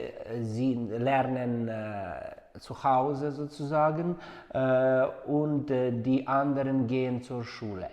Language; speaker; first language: German; non-native, fluent; Ukrainian